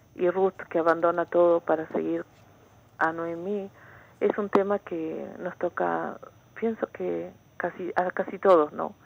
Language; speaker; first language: Spanish; native; Spanish